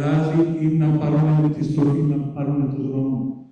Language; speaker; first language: Greek; early bilingual, heritage; Greek